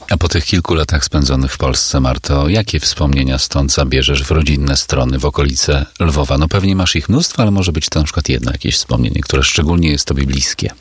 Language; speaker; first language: Polish; native; Polish